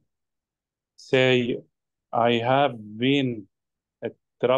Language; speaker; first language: English; non-native, learner; Arabic